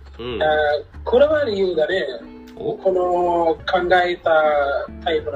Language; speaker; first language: Japanese; non-native, learner; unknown